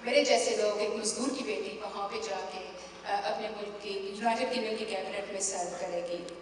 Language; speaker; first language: Urdu; early bilingual, heritage; Urdu